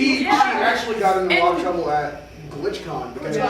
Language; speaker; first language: English; native; English